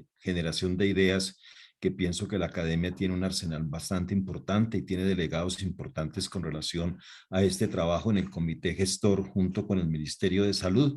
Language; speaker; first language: Spanish; native; Spanish